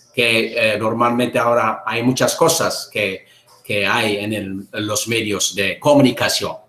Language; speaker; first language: Spanish; non-native, learner; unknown